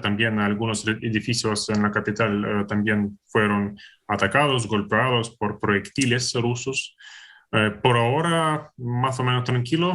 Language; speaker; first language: Spanish; non-native, fluent; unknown